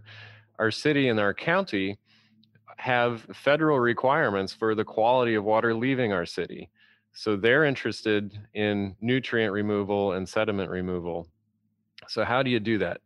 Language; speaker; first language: English; native; English